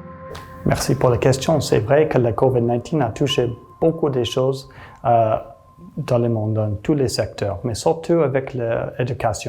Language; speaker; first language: French; non-native, learner; English